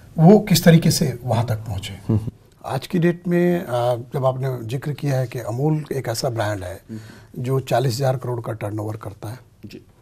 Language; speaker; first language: Hindi; native; Hindi